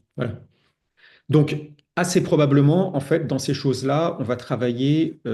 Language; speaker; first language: French; native; French